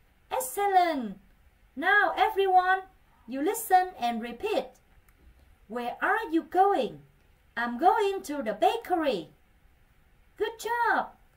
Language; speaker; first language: English; non-native, fluent; Vietnamese